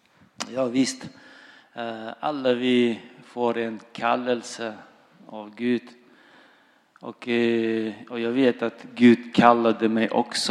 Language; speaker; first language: Swedish; non-native, fluent; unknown